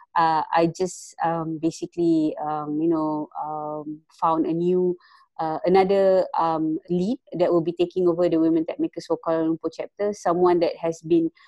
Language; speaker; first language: English; non-native, local second language; Malay